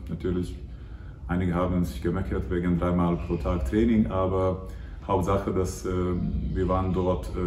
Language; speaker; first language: German; non-native, fluent; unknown